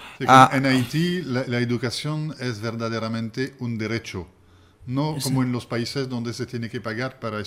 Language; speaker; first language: Spanish; native; Spanish